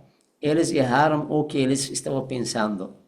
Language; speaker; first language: Portuguese; non-native, fluent; Persian